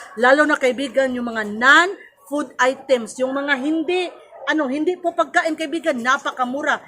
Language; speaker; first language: Filipino; non-native, local second language; Cebuano